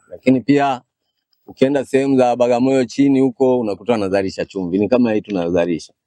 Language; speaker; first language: Swahili; non-native, local second language; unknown